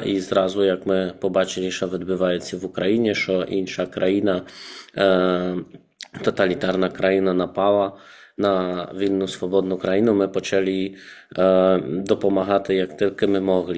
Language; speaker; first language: Ukrainian; non-native, fluent; Polish